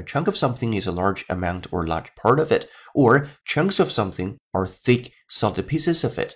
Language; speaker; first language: English; non-native, fluent; Chinese